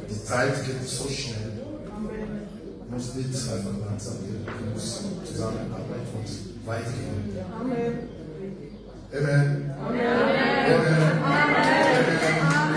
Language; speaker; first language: German; non-native, learner; French